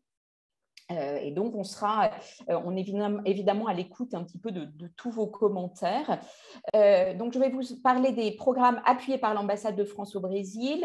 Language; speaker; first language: French; native; French